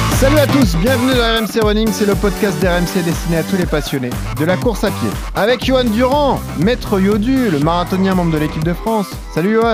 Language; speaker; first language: French; native; French